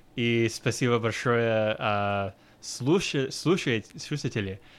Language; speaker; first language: Russian; non-native, learner; English